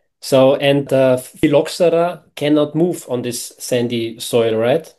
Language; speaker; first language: English; non-native, fluent; German